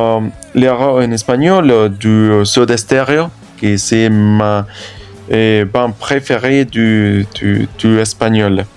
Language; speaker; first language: French; non-native, learner; Spanish